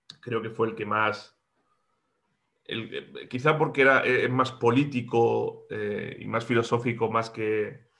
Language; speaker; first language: Spanish; native; Spanish